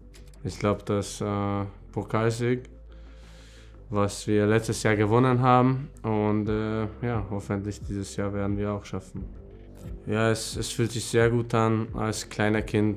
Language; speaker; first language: German; non-native, fluent; Hungarian